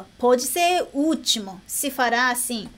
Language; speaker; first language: Portuguese; non-native, fluent; Japanese